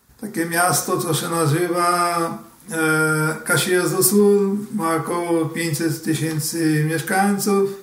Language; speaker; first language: Polish; early bilingual, heritage; Portuguese